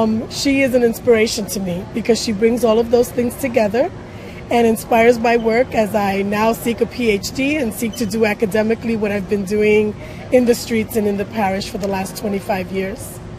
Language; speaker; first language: English; early bilingual, other home language; Spanish